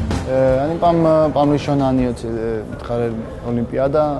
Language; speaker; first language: Hebrew; non-native, learner; Georgian